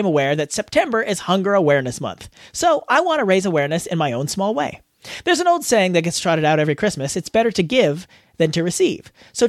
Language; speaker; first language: English; native; English